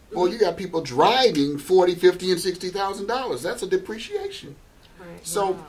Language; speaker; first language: English; native; English